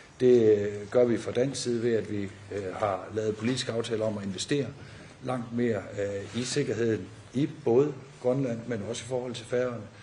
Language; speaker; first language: Danish; native; Danish